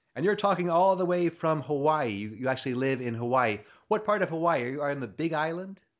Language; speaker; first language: English; native; English